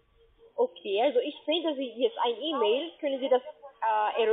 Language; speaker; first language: German; non-native, learner; Spanish